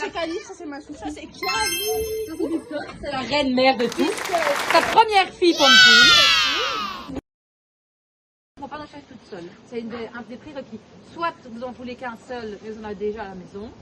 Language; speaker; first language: French; native; French